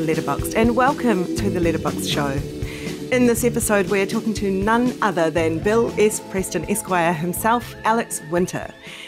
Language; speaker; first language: English; native; English